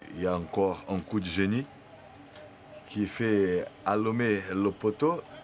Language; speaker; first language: French; non-native, fluent; Portuguese